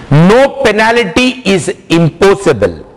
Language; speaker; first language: English; non-native, local second language; Hindi